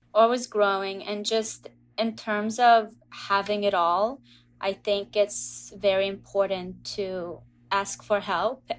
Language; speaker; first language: English; early bilingual, other home language; Russian